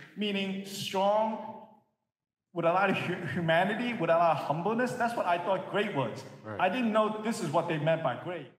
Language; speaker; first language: English; non-native, local second language; Cantonese